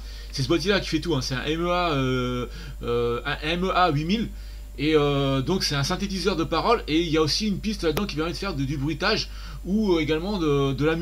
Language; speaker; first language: French; native; French